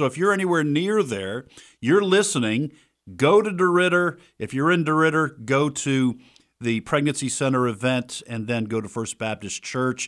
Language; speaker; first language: English; native; English